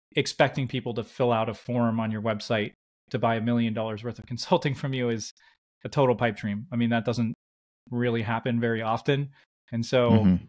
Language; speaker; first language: English; native; English